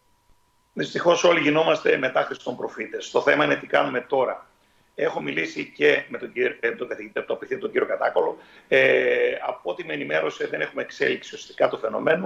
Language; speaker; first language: Greek; native; Greek